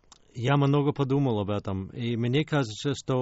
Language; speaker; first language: Russian; non-native, fluent; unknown